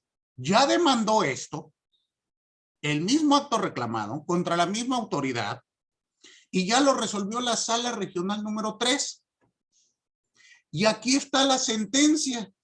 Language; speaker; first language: Spanish; native; Spanish